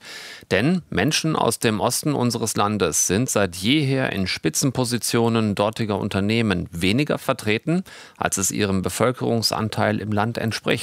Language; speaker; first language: German; native; German